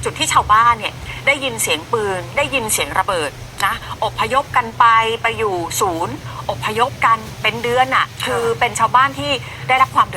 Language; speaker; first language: Thai; native; Thai